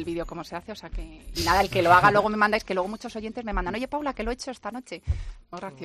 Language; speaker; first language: Spanish; native; Spanish